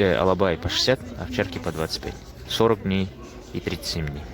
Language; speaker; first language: Russian; non-native, local second language; Kazakh